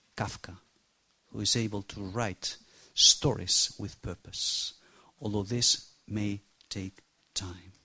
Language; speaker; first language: English; non-native, fluent; Spanish